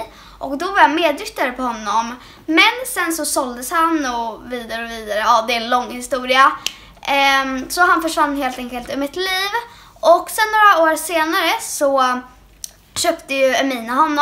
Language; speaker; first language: Swedish; native; Swedish